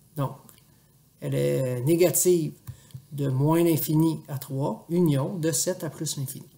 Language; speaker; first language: French; native; French